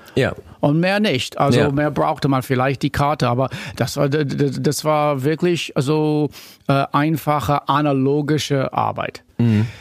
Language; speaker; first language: German; non-native, fluent; English